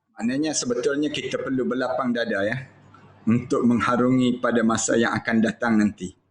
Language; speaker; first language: Malay; native; Malay